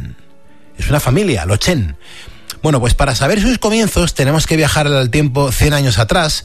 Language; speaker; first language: Spanish; native; Spanish